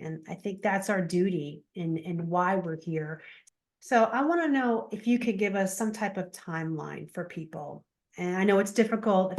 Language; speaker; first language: English; native; English